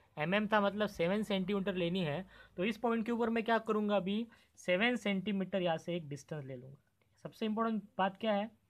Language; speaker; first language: Hindi; non-native, local second language; Marathi